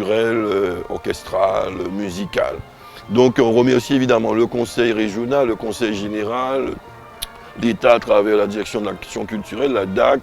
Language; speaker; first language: French; native; French